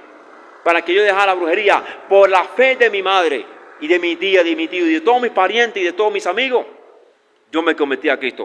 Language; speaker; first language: Spanish; native; Spanish